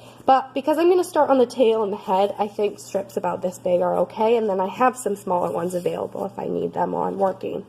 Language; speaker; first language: English; native; English